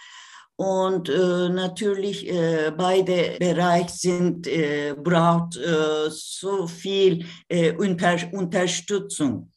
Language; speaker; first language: German; non-native, learner; Turkish